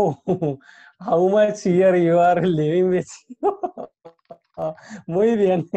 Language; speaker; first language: English; non-native, local second language; Hindi